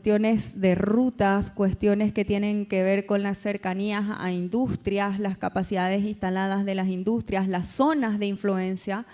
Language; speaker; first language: Spanish; native; Spanish